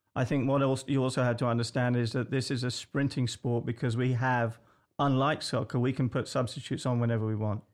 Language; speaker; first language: English; native; English